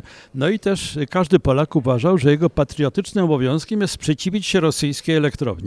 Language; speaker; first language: Polish; native; Polish